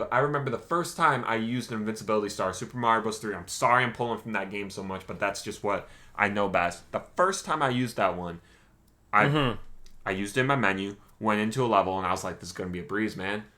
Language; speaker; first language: English; native; English